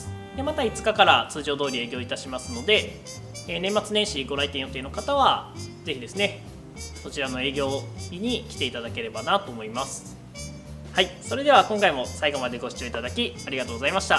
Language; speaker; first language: Japanese; native; Japanese